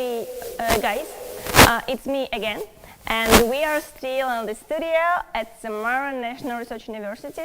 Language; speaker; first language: English; non-native, fluent; Russian